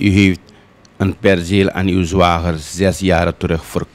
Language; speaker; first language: Dutch; native; Dutch